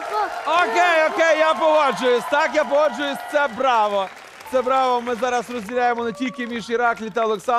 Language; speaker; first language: Ukrainian; native; Ukrainian